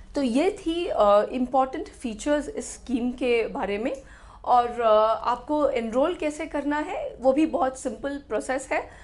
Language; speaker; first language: Hindi; native; Hindi